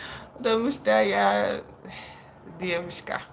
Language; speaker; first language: Russian; non-native, learner; English